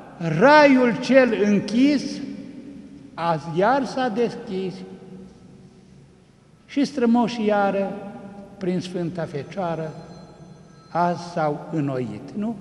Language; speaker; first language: Romanian; native; Romanian